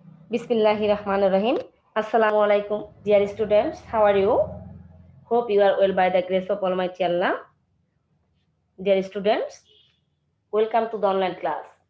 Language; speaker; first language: English; non-native, local second language; Bangla